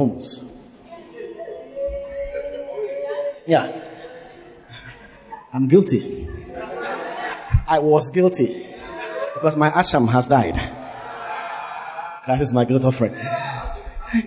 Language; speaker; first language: English; non-native, local second language; Akan